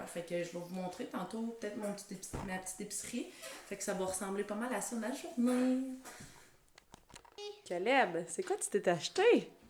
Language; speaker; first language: French; native; French